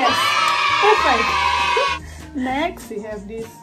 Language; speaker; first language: English; non-native, learner; Indonesian